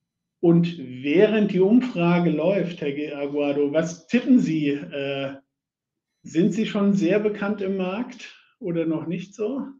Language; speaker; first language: German; native; German